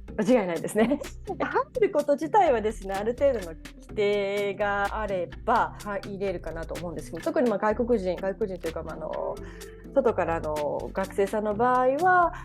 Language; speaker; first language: Japanese; native; Japanese